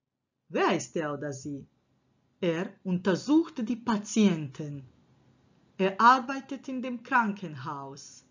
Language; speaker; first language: German; non-native, fluent; Croatian